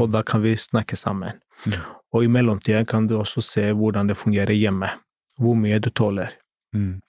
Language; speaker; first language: Norwegian; non-native, fluent; Greek